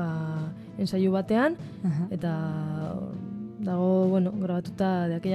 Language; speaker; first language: Basque; non-native, local second language; Spanish